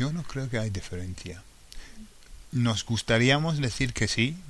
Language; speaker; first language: Spanish; non-native, fluent; English